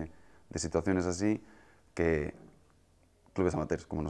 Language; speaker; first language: Spanish; native; Spanish